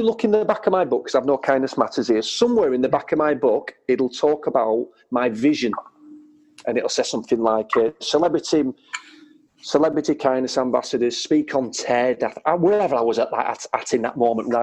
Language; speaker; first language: English; native; English